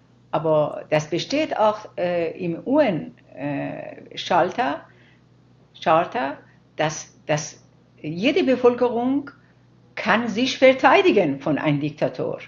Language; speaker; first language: German; non-native, fluent; Persian